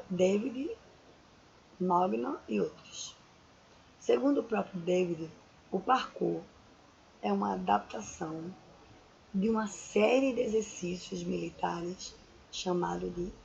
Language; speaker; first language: Portuguese; native; Portuguese